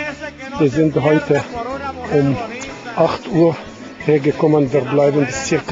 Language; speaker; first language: German; non-native, fluent; Arabic